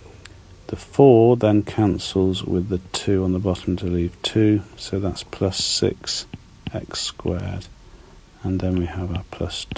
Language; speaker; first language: English; native; English